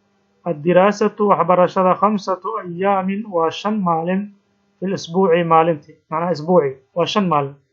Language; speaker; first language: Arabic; non-native, fluent; Somali